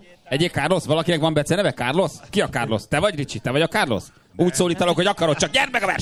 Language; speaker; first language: Hungarian; native; Hungarian